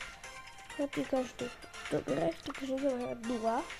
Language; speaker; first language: Polish; non-native, learner; Slovak